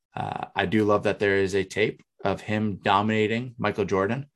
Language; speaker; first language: English; native; English